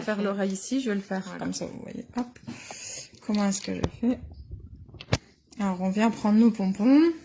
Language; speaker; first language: French; native; French